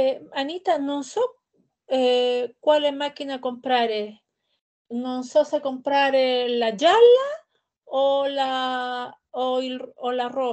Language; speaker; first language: Italian; non-native, learner; Spanish